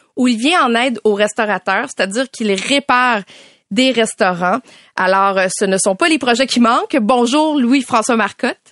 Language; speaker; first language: French; native; French